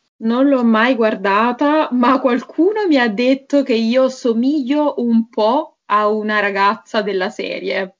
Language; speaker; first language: Italian; native; Italian